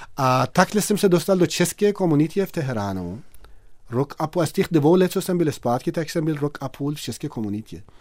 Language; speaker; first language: Czech; non-native, fluent; Persian